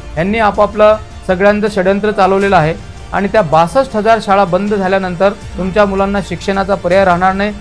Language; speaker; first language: Marathi; native; Marathi